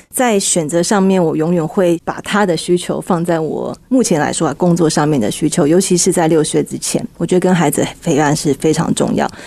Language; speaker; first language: Chinese; early bilingual, heritage; Chinese